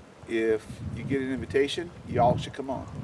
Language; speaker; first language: English; native; English